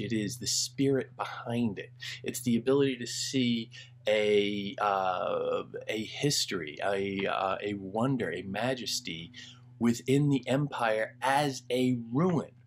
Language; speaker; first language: English; native; English